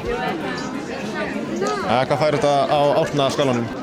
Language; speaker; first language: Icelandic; native; Icelandic